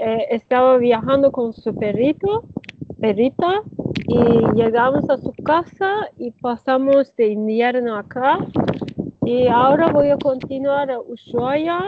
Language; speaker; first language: Spanish; non-native, learner; Turkish